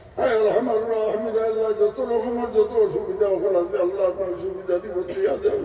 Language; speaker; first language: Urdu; non-native, local second language; Bangla